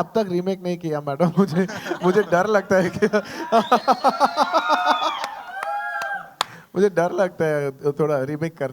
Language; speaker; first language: Hindi; non-native, local second language; Telugu